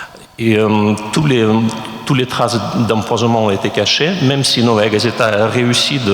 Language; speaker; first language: French; non-native, fluent; Russian